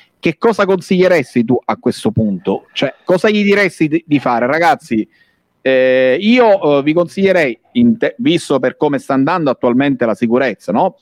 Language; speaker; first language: Italian; native; Italian